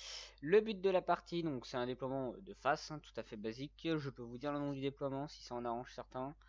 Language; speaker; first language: French; native; French